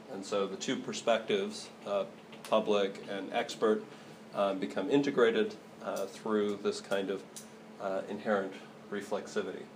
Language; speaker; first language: English; native; English